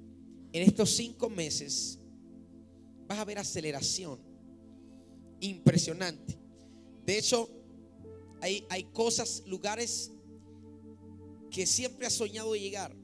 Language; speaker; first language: Spanish; native; Spanish